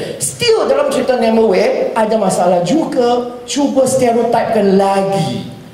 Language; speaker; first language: Malay; non-native, local second language; Chinese